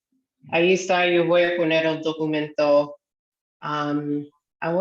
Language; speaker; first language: Spanish; non-native, fluent; English